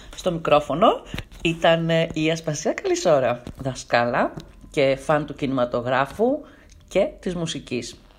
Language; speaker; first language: Greek; native; Greek